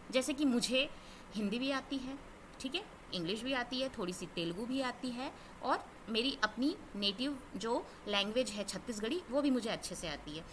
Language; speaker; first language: Hindi; non-native, local second language; Chhattisgarhi